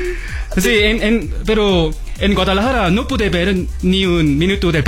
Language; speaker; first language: Spanish; non-native, learner; Korean